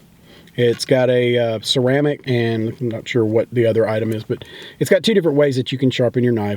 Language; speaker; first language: English; native; English